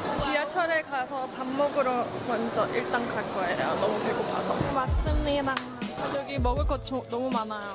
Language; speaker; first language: Korean; early bilingual, heritage; English